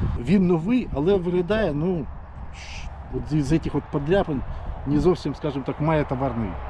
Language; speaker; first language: Ukrainian; non-native, local second language; Russian